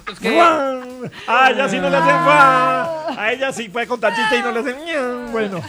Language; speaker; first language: Spanish; native; Spanish